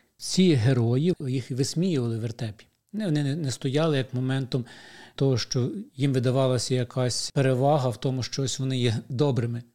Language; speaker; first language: Ukrainian; native; Ukrainian